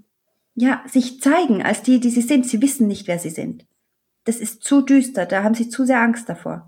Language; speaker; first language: German; native; German